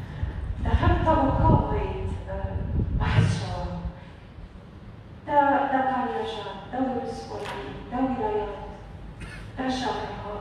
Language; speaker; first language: Persian; non-native, learner; Arabic